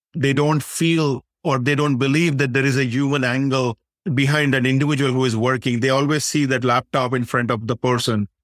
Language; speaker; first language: English; non-native, local second language; Hindi